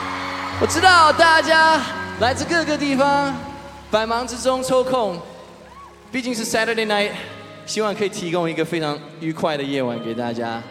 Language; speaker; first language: Chinese; early bilingual, heritage; Chinese